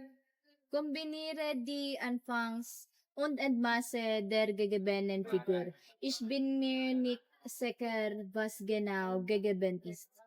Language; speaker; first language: German; non-native, learner; Filipino